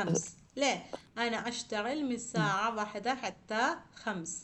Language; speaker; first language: Arabic; non-native, fluent; Malayalam